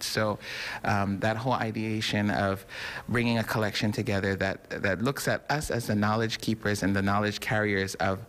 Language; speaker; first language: English; native; English